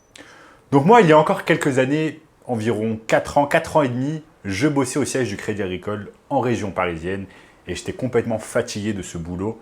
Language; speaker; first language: French; native; French